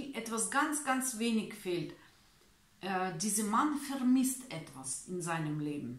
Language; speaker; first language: German; non-native, learner; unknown